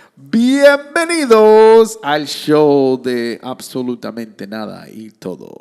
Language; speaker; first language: Spanish; early bilingual, other home language; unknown